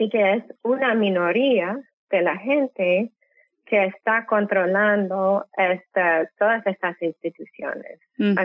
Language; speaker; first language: Spanish; non-native, fluent; English